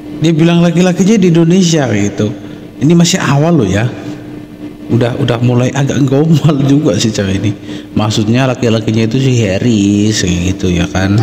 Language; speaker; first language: Indonesian; native; Indonesian